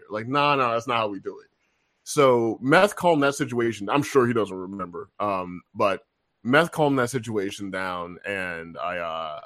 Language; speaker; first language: English; native; English